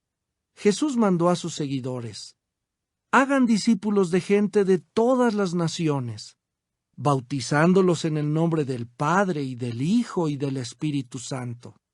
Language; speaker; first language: Spanish; native; Spanish